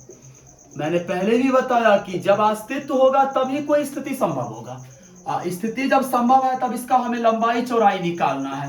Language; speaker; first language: Hindi; native; Hindi